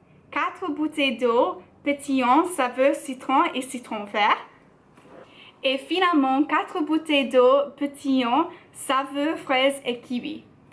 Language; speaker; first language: French; non-native, learner; English